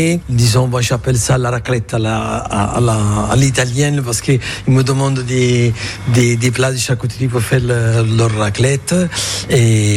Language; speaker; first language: French; non-native, fluent; Italian